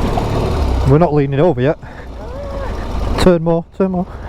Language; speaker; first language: English; native; English